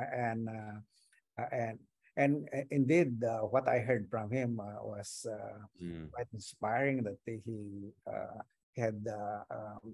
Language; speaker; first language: English; non-native, local second language; Iloko